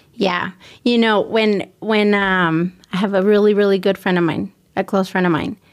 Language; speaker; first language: English; early bilingual, other home language; Spanish